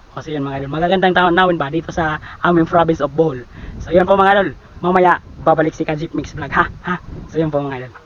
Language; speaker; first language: Filipino; non-native, local second language; Cebuano